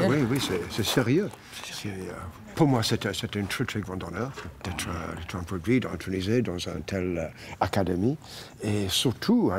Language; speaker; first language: French; non-native, fluent; English